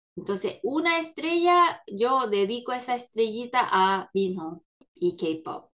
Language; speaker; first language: Spanish; non-native, fluent; Korean